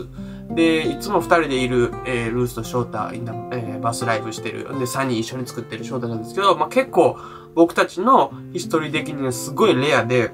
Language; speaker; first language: Japanese; native; Japanese